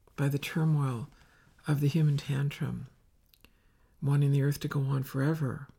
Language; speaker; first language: English; native; English